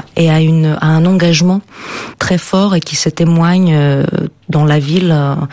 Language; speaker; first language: French; non-native, fluent; Greek